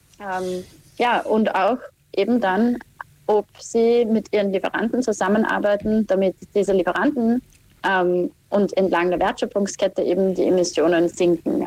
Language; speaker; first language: German; native; German